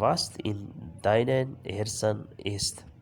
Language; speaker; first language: German; non-native, fluent; Urdu